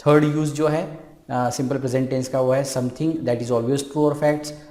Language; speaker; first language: Hindi; non-native, local second language; Marathi